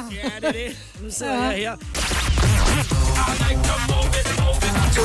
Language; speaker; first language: Danish; native; Danish